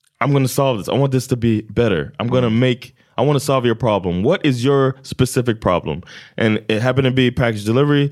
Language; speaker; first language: English; native; English